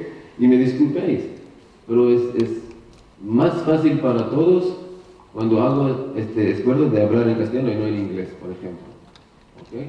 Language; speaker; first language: Spanish; non-native, learner; Hebrew